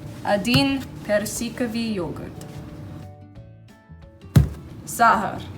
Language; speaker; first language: Russian; non-native, learner; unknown